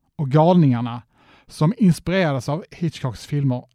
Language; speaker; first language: Swedish; native; Swedish